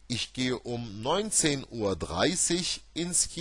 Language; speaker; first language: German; non-native, fluent; Turkish